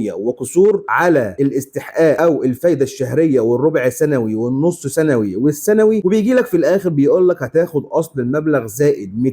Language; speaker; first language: Arabic; native; Arabic